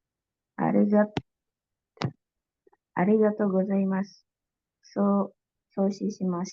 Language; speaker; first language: Japanese; non-native, learner; Indonesian